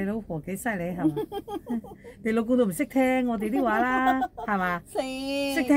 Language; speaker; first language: Cantonese; native; Cantonese